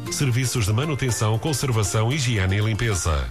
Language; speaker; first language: Portuguese; native; Portuguese